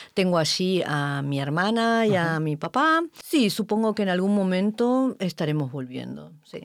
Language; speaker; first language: Spanish; native; Spanish